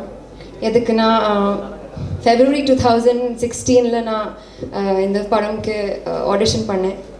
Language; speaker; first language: Tamil; non-native, learner; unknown